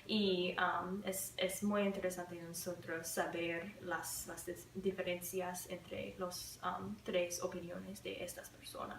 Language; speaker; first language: Spanish; non-native, learner; English